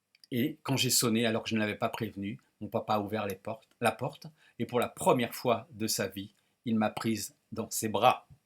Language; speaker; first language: French; native; French